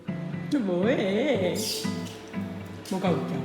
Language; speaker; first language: Korean; native; Korean